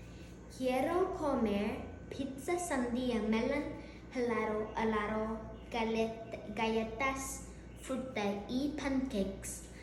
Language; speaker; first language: Spanish; non-native, learner; English